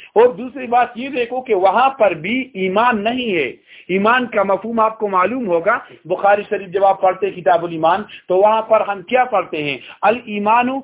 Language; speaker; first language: Urdu; non-native, local second language; Pashto